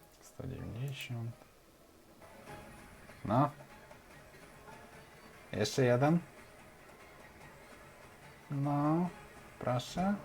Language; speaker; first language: Polish; non-native, fluent; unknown